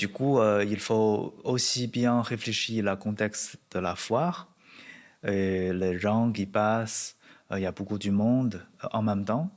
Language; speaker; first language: French; non-native, learner; Chinese